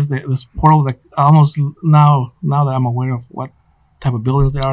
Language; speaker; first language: English; non-native, fluent; Spanish